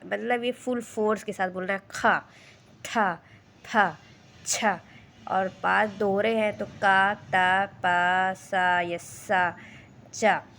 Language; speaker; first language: Hindi; native; Hindi